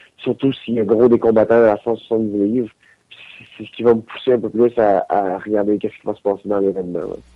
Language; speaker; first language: French; native; French